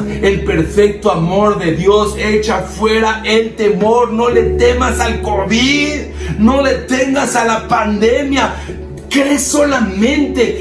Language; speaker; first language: Spanish; native; Spanish